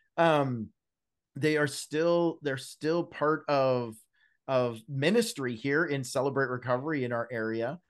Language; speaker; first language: English; native; English